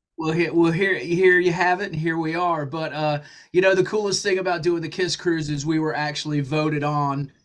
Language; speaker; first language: English; native; English